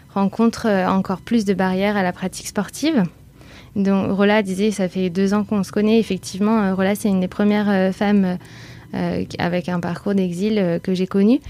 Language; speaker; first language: French; native; French